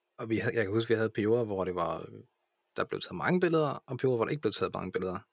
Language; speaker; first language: Danish; early bilingual, other home language; English